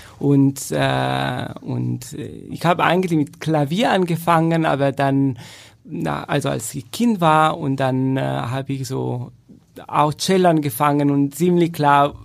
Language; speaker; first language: German; non-native, fluent; Italian